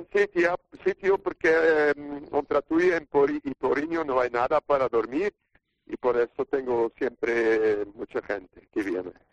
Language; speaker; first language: Spanish; non-native, learner; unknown